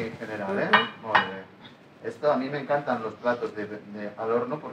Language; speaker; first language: Spanish; non-native, local second language; Catalan